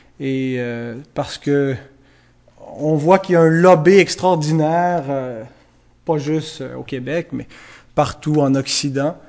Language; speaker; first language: French; native; French